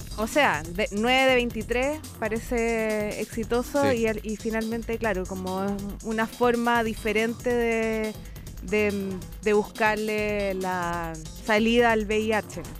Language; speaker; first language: Spanish; native; Spanish